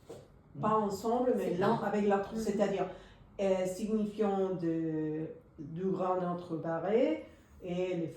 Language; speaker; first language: French; non-native, fluent; Spanish